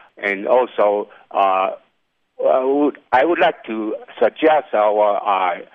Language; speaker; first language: English; non-native, fluent; Chinese